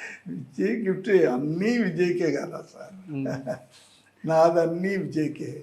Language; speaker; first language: Telugu; non-native, learner; Tamil